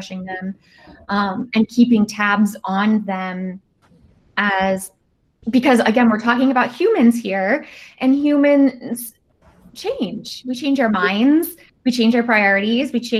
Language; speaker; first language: English; native; English